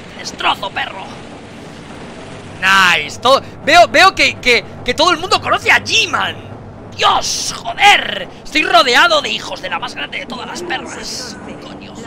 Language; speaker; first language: Spanish; native; Spanish